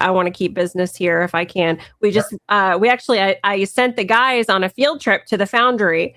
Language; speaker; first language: English; native; English